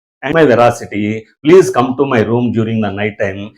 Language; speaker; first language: English; non-native, local second language; Telugu